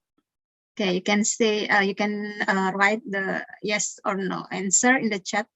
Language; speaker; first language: English; non-native, learner; Indonesian